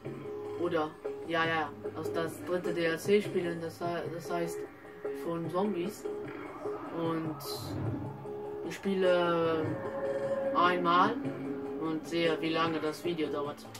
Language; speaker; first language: German; non-native, learner; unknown